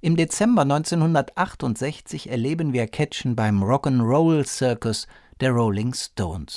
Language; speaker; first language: German; native; German